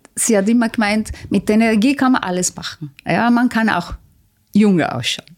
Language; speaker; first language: German; non-native, fluent; Italian